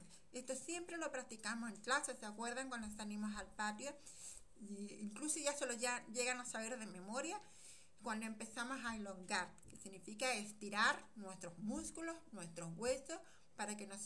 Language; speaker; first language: Spanish; native; Spanish